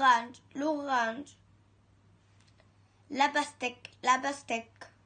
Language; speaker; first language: French; non-native, learner; Arabic